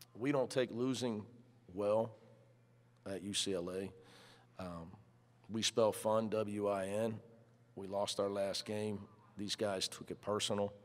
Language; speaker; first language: English; native; English